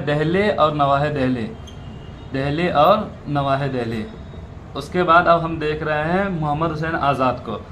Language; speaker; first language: Urdu; native; Urdu